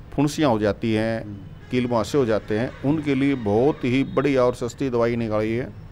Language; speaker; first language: Hindi; native; Hindi